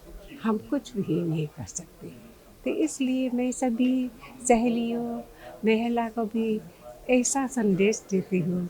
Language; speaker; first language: Hindi; non-native, local second language; Khasi